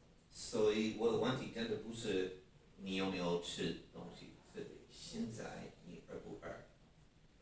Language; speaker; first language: Chinese; non-native, fluent; English